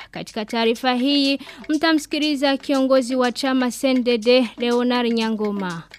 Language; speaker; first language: Swahili; non-native, local second language; Rundi